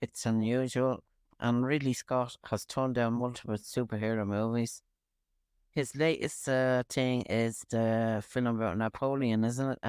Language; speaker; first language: English; native; English